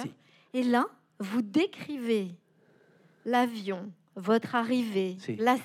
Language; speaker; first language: French; native; French